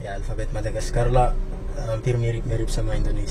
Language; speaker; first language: Indonesian; non-native, fluent; Malagasy